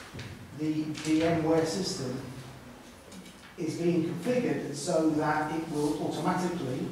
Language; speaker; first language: English; native; English